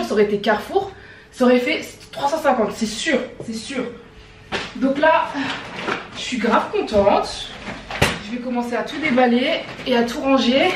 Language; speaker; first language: French; native; French